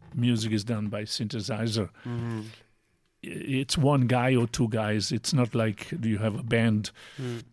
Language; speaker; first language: English; non-native, fluent; Italian